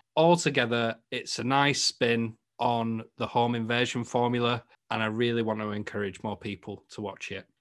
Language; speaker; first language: English; native; English